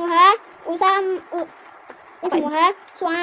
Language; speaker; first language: Arabic; non-native, learner; Indonesian